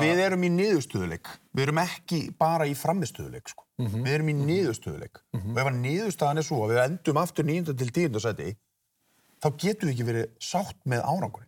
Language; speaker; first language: Icelandic; native; Icelandic